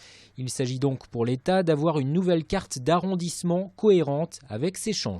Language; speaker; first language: French; native; French